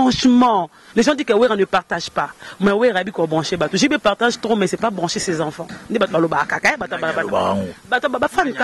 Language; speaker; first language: French; non-native, local second language; Lingala